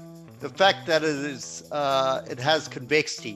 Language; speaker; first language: English; native; English